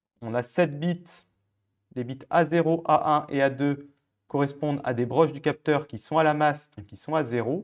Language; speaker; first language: French; native; French